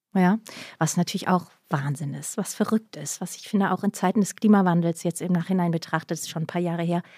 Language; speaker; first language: German; native; German